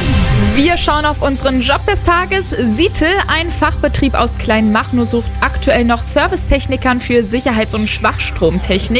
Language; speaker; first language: German; native; German